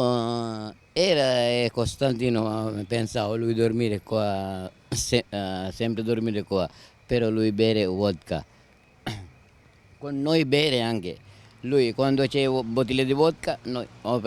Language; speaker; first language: Italian; non-native, learner; Sinhala